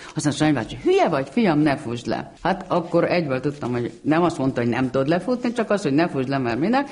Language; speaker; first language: Hungarian; native; Hungarian